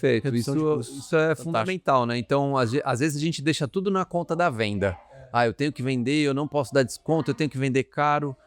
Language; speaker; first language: Portuguese; native; Portuguese